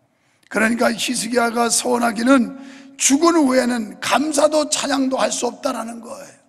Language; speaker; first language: Korean; native; Korean